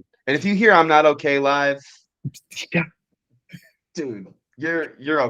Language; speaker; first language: English; native; English